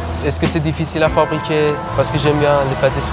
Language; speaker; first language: French; non-native, learner; Persian